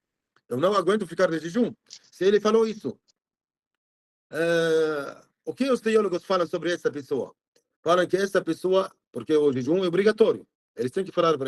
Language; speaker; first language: Portuguese; non-native, fluent; Arabic